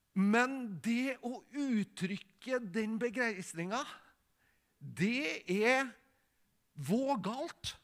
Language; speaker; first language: Norwegian; native; Norwegian